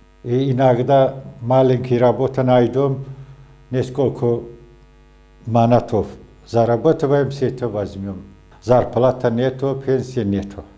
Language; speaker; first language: Russian; non-native, learner; Azerbaijani